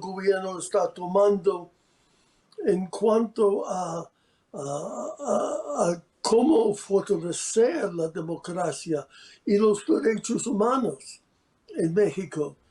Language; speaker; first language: Spanish; non-native, fluent; English